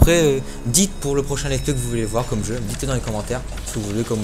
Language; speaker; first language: French; native; French